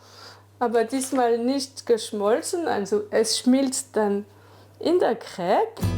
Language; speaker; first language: German; non-native, fluent; French